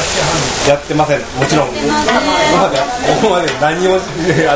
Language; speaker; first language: Japanese; native; Japanese